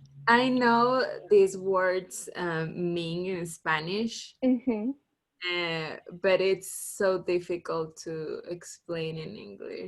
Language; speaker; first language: English; non-native, learner; Spanish